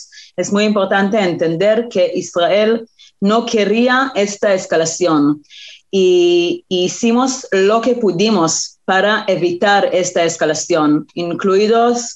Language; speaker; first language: Spanish; non-native, fluent; Hebrew